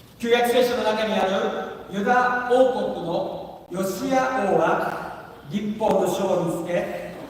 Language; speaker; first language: Japanese; native; Japanese